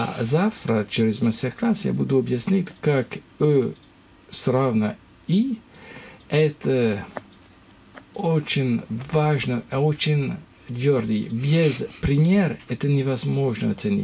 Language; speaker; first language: Russian; non-native, learner; French